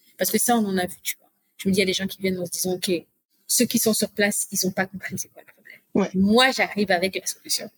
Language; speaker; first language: French; native; French